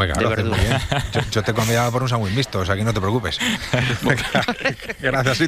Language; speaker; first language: Spanish; native; Spanish